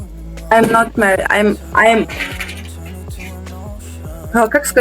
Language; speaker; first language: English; non-native, learner; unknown